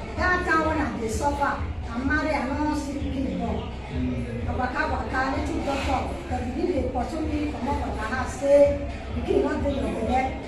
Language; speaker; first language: Nigerian Pidgin; non-native, local second language; Bini